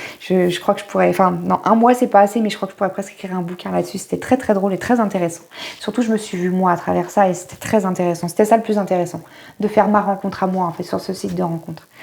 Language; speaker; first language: French; native; French